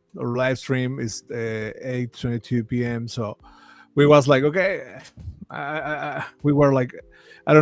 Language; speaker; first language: English; non-native, fluent; Spanish